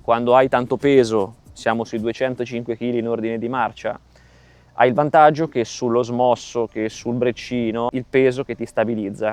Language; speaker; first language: Italian; native; Italian